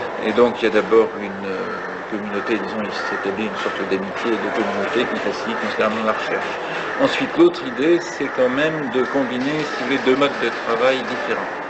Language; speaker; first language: French; native; French